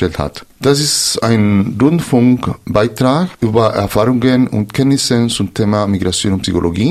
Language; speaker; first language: German; non-native, fluent; Spanish